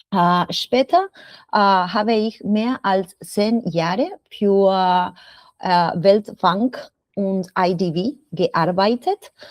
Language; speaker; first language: German; non-native, learner; Spanish